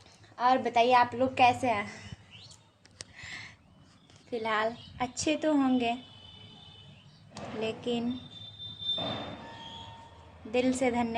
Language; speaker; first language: Hindi; non-native, local second language; Bhojpuri